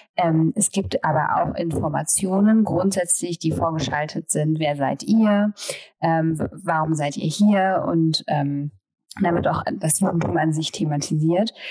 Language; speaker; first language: German; native; German